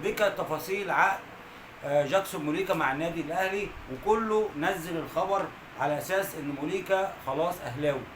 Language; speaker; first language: Arabic; native; Arabic